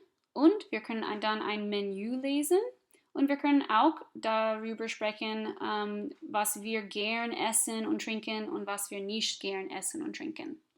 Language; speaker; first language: German; non-native, fluent; English